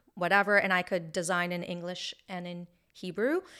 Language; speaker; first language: English; early bilingual, other home language; Hebrew